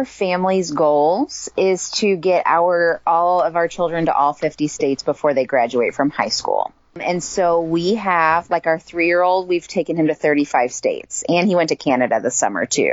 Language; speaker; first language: English; native; English